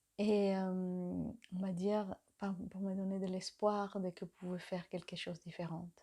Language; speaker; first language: French; non-native, fluent; Spanish